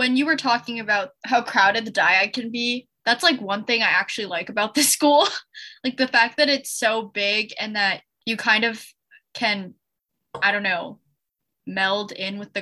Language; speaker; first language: English; native; English